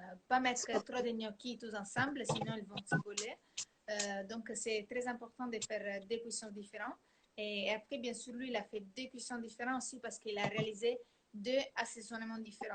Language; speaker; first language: French; non-native, fluent; Italian